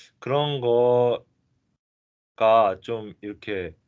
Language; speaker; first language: Korean; native; Korean